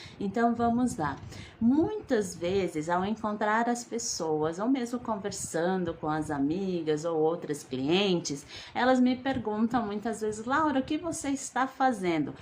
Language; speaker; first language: Portuguese; early bilingual, other home language; Guarani